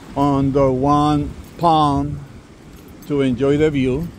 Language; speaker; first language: English; non-native, local second language; Spanish